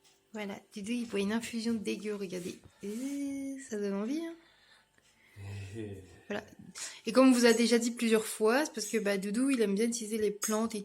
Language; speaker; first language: French; native; French